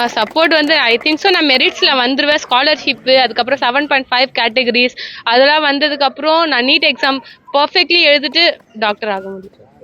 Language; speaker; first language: Tamil; non-native, local second language; Hindi